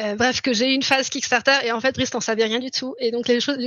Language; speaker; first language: French; early bilingual, heritage; German